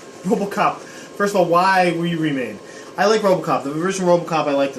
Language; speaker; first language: English; native; English